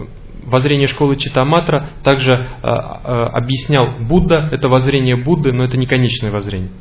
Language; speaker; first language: Russian; native; Russian